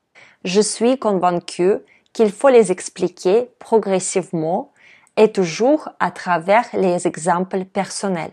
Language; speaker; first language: French; non-native, fluent; Russian